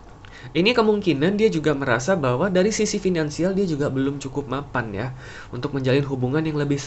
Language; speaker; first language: Indonesian; native; Indonesian